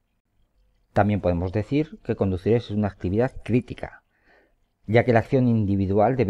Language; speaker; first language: Spanish; native; Spanish